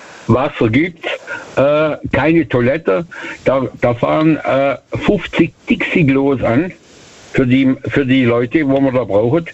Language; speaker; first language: German; native; German